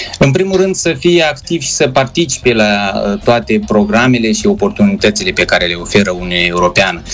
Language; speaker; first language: Romanian; native; Romanian